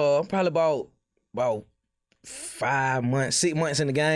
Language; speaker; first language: English; native; English